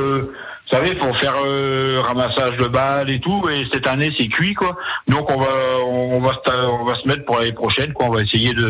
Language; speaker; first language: French; native; French